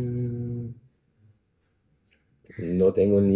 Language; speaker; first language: Spanish; non-native, fluent; Cantonese